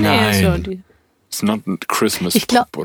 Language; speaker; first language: German; native; German